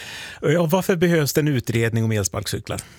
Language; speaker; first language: Swedish; native; Swedish